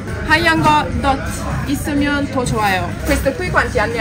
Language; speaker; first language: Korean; non-native, learner; Italian